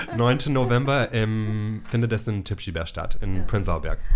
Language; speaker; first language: German; non-native, fluent; English